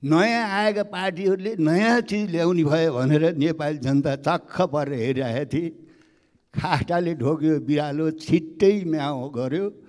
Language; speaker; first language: Nepali; native; Nepali